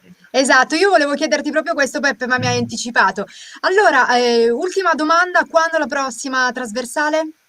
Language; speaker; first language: Italian; native; Italian